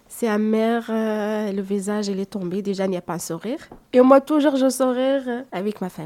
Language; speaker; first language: French; non-native, learner; Arabic